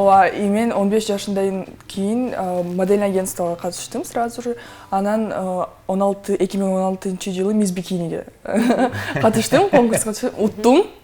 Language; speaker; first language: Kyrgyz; non-native, local second language; Russian